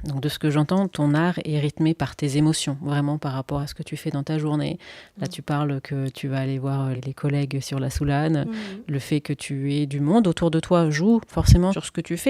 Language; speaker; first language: French; native; French